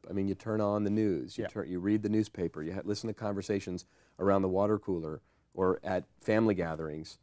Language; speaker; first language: English; native; English